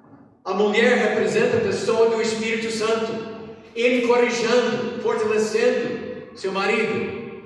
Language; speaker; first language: Portuguese; non-native, fluent; English